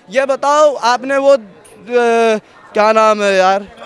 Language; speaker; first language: Hindi; native; Hindi